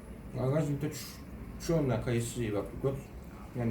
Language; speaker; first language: Russian; early bilingual, heritage; Russian